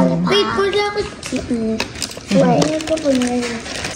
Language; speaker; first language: Filipino; early bilingual, heritage; English